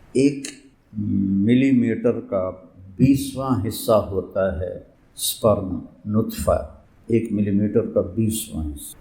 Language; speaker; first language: Urdu; non-native, local second language; Punjabi